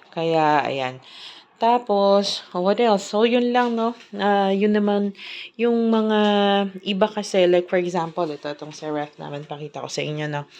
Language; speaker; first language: Filipino; native; Filipino